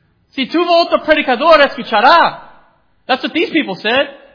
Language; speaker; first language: Spanish; non-native, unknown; English